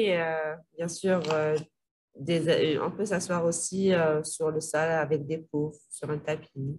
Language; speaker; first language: French; non-native, local second language; Arabic